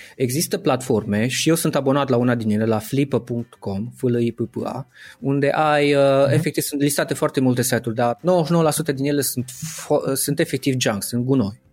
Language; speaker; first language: Romanian; native; Romanian